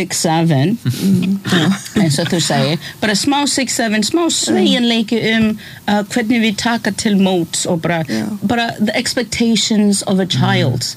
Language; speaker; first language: Icelandic; non-native, fluent; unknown